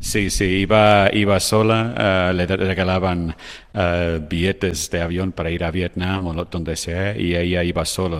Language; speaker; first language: Spanish; non-native, fluent; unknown